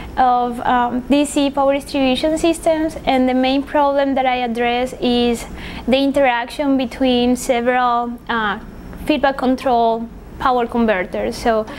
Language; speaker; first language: English; non-native, fluent; Spanish